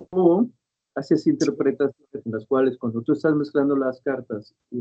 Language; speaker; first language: Spanish; native; Spanish